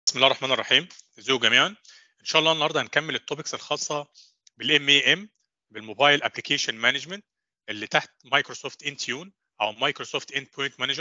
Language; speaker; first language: Arabic; native; Arabic